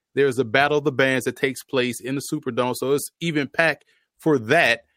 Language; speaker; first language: English; native; English